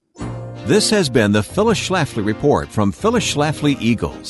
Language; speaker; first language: English; native; English